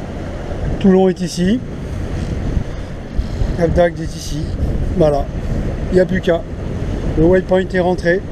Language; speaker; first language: French; native; French